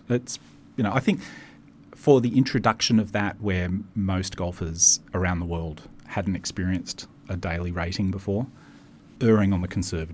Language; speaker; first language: English; native; English